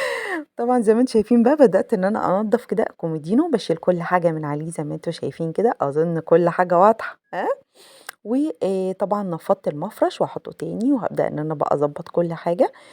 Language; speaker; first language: Arabic; native; Arabic